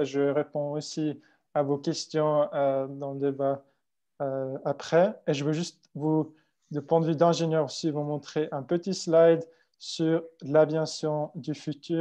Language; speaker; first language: French; non-native, fluent; Swiss German